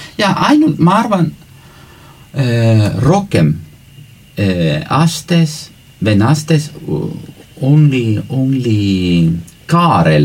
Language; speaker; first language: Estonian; non-native, learner; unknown